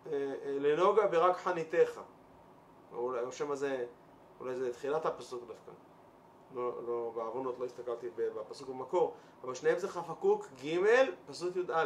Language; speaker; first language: Hebrew; native; Hebrew